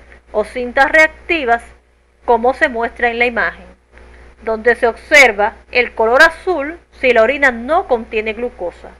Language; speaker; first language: Spanish; native; Spanish